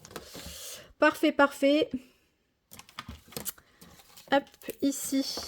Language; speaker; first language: French; native; French